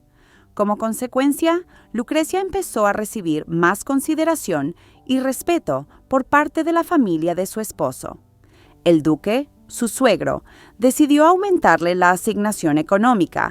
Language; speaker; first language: Spanish; native; Spanish